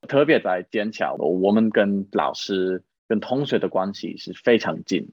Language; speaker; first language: Chinese; non-native, fluent; English